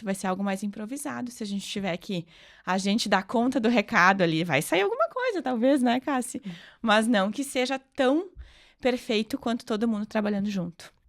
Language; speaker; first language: Portuguese; native; Portuguese